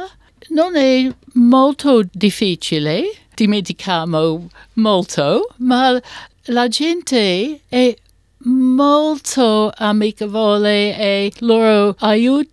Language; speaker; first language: Italian; non-native, learner; English